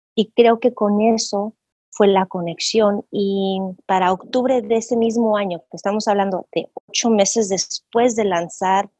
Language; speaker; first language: Spanish; native; Spanish